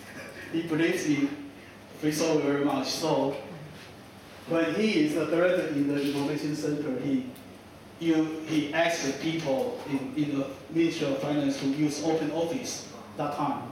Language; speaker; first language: English; non-native, fluent; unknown